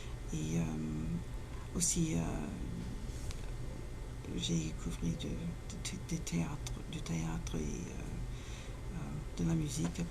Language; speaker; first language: French; non-native, fluent; English